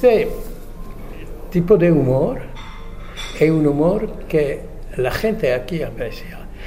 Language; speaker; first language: Spanish; non-native, fluent; Czech